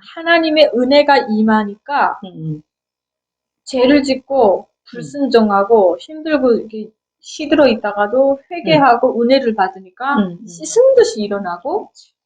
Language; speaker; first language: Korean; native; Korean